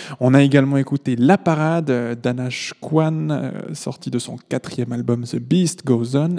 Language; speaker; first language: French; native; French